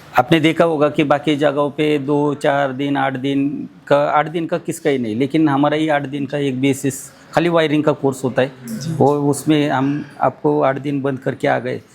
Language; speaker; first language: Hindi; non-native, local second language; Marathi